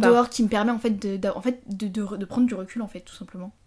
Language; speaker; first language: French; native; French